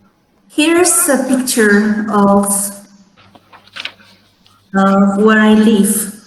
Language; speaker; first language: English; non-native, fluent; Spanish